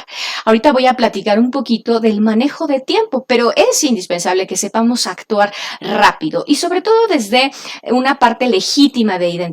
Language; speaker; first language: Spanish; native; Spanish